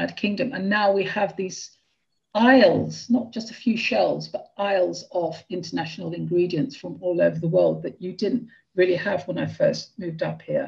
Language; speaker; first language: English; native; English